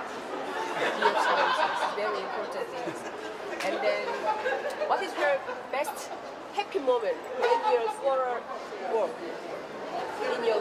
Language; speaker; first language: English; non-native, learner; Korean